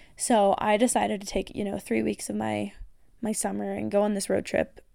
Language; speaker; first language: English; native; English